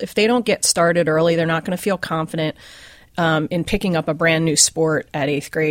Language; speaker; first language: English; native; English